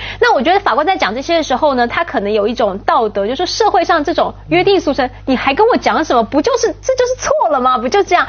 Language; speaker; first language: Chinese; native; Chinese